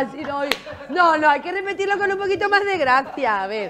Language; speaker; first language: Spanish; native; Spanish